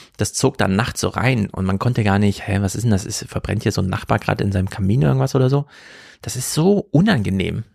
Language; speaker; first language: German; native; German